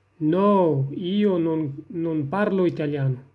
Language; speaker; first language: Italian; non-native, fluent; Persian